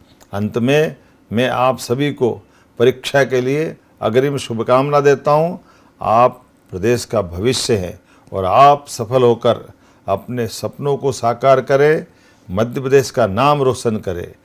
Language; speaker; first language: Hindi; native; Hindi